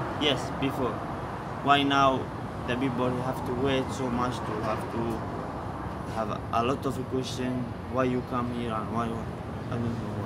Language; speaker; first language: English; non-native, learner; Arabic